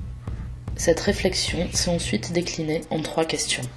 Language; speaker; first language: French; native; French